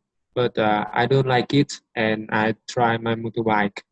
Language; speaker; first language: English; non-native, learner; Vietnamese